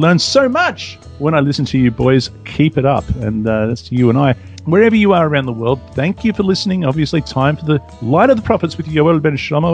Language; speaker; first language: English; native; English